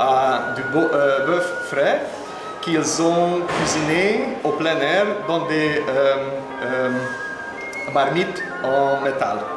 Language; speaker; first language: French; non-native, learner; Hungarian